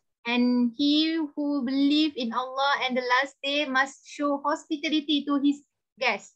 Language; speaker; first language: English; non-native, local second language; Malay